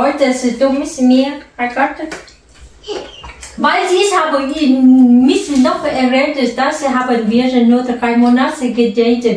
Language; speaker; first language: German; non-native, learner; Vietnamese